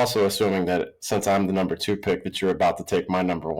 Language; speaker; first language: English; native; English